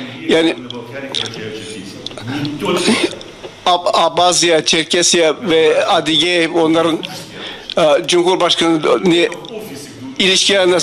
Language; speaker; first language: Turkish; non-native, fluent; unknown